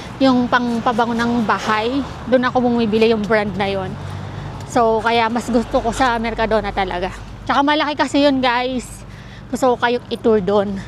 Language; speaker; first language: Filipino; native; Filipino